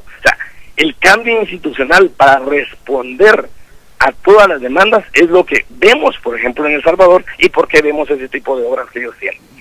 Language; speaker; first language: Spanish; native; Spanish